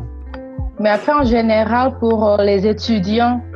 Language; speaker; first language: French; non-native, fluent; Indonesian